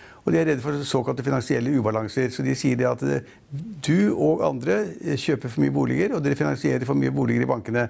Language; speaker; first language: Norwegian; native; Norwegian